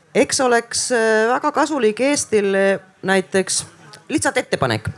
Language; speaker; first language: Estonian; non-native, fluent; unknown